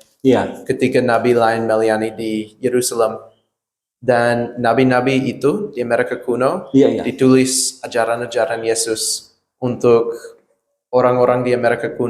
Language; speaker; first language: Indonesian; non-native, fluent; English